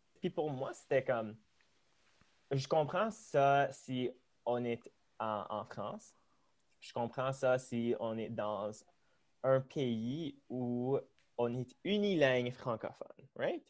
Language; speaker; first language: French; non-native, local second language; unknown